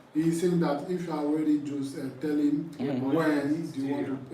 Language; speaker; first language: English; non-native, fluent; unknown